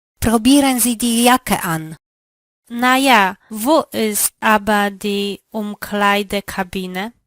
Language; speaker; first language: German; non-native, learner; Polish